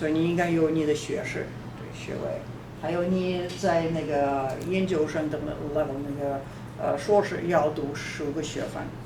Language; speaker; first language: Chinese; non-native, fluent; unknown